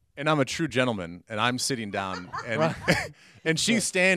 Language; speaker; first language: English; native; English